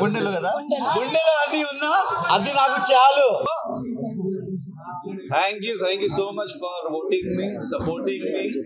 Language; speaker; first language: Telugu; non-native, local second language; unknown